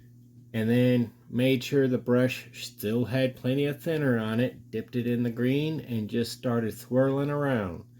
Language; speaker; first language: English; native; English